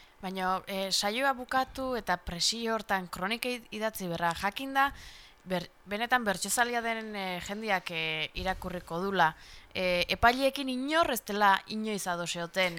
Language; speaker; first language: Basque; native; Basque